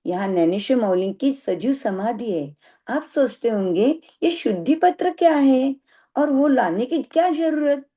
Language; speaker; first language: Hindi; non-native, local second language; Marathi